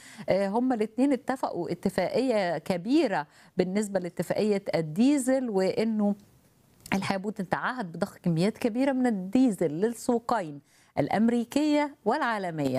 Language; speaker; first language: Arabic; native; Arabic